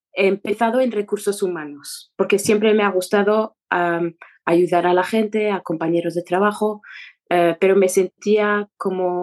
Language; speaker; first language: Spanish; non-native, fluent; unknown